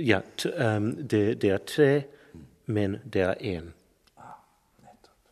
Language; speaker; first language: Norwegian; non-native, learner; English